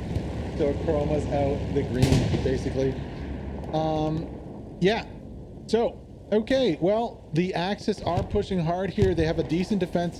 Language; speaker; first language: English; native; English